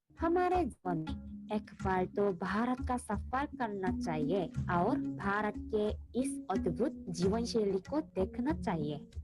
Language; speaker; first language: Hindi; non-native, learner; Korean